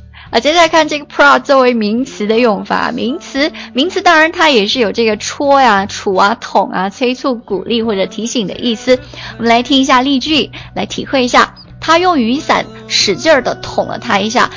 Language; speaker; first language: Chinese; native; Chinese